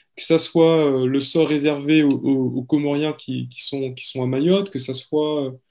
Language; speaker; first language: French; native; French